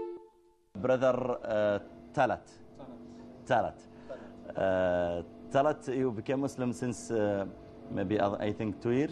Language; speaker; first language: English; non-native, learner; Arabic